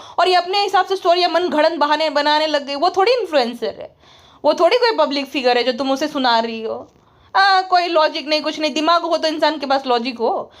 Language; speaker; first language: Hindi; native; Hindi